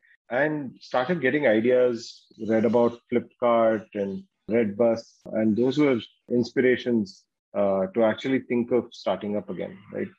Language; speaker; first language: English; non-native, local second language; Kannada